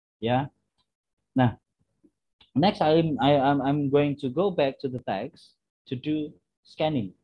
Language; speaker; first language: English; non-native, fluent; Indonesian